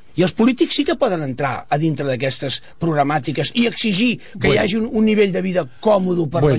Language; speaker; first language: Catalan; non-native, local second language; Spanish